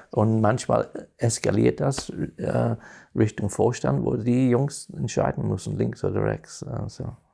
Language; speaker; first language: German; non-native, fluent; English